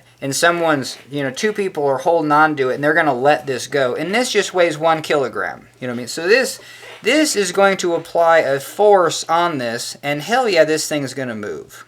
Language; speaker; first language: English; native; English